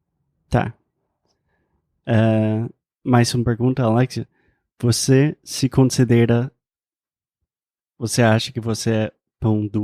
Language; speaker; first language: Portuguese; non-native, fluent; English